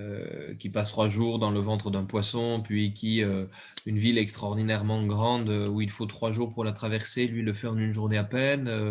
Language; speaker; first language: French; native; French